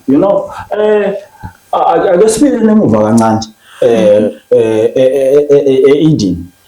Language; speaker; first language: Zulu; non-native, local second language; Xhosa